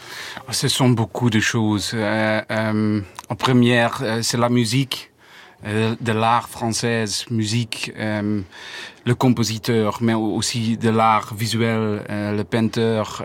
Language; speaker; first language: French; non-native, learner; Dutch